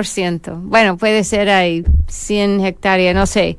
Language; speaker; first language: Spanish; non-native, fluent; English